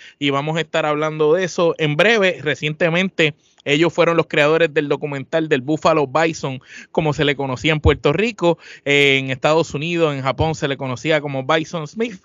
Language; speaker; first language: Spanish; native; Spanish